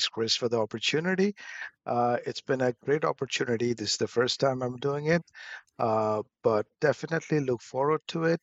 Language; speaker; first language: English; non-native, local second language; Bangla